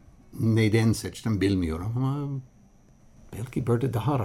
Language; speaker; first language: Turkish; non-native, learner; English